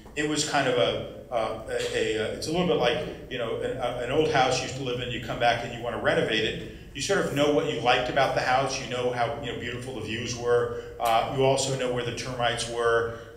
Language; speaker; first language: English; native; English